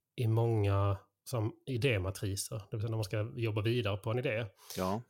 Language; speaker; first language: Swedish; native; Swedish